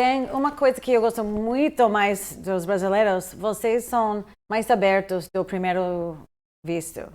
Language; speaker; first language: Portuguese; non-native, fluent; English